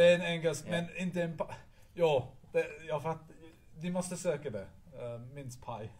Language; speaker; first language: Swedish; non-native, learner; English